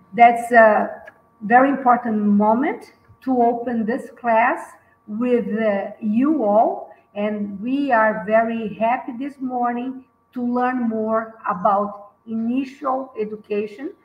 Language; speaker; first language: English; non-native, fluent; Portuguese